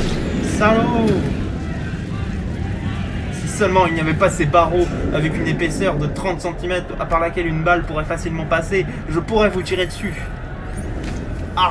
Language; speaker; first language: French; native; French